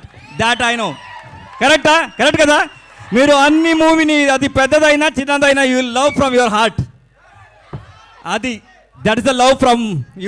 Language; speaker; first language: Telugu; non-native, learner; Kannada